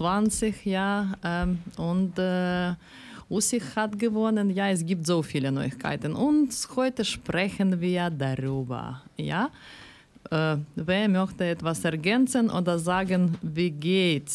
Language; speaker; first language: German; non-native, learner; Ukrainian